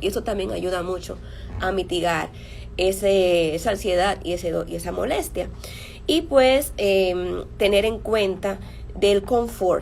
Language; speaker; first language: Spanish; native; Spanish